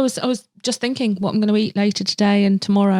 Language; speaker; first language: English; native; English